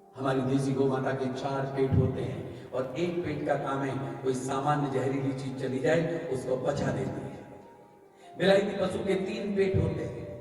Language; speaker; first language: Hindi; native; Hindi